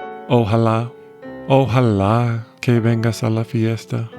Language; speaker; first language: Spanish; non-native, fluent; English